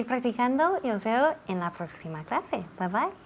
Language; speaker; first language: Spanish; non-native, fluent; English